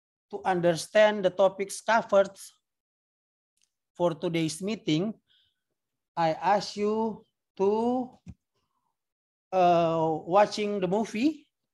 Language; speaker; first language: English; non-native, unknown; Indonesian